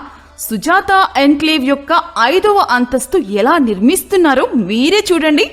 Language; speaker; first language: Telugu; native; Telugu